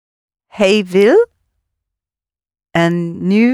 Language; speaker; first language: Dutch; non-native, learner; English